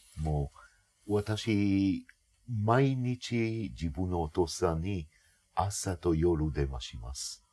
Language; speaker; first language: Japanese; non-native, fluent; Hebrew